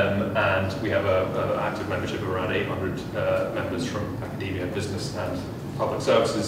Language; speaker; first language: English; native; English